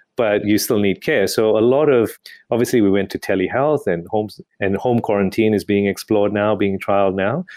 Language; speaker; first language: English; non-native, local second language; Tamil